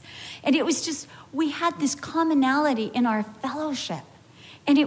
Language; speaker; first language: English; native; English